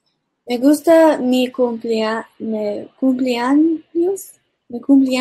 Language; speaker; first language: Spanish; early bilingual, heritage; English